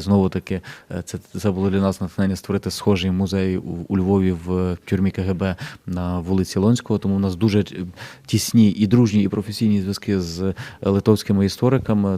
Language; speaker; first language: Ukrainian; native; Ukrainian